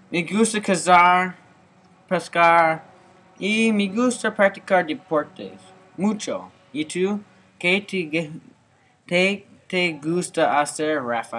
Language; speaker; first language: Spanish; non-native, learner; English